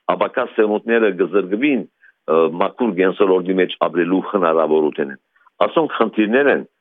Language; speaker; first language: Armenian; early bilingual, heritage; Armenian